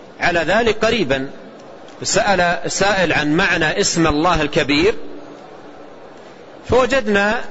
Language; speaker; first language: Arabic; native; Arabic